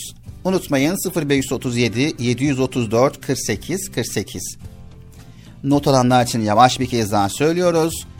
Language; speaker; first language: Turkish; native; Turkish